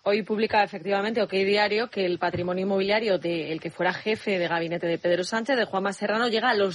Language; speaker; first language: Spanish; native; Spanish